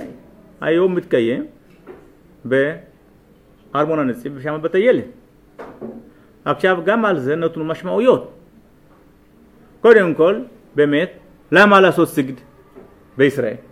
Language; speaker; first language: Hebrew; non-native, fluent; Amharic